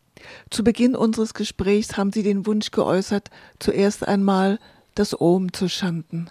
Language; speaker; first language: German; native; German